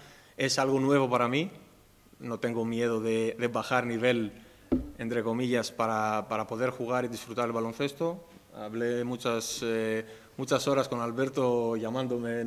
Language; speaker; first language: Spanish; non-native, fluent; Greek